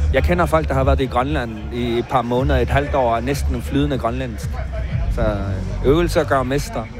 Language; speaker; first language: Danish; non-native, local second language; Kalaallisut